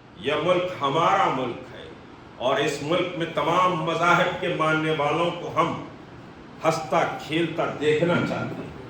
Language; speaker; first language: Urdu; native; Urdu